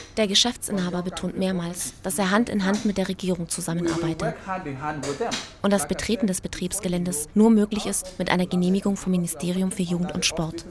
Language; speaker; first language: German; native; German